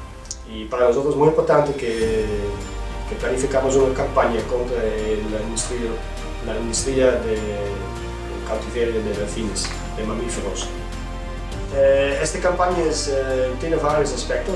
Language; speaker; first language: Spanish; non-native, fluent; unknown